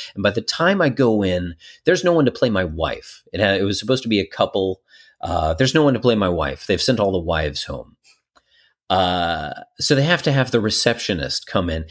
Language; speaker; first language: English; native; English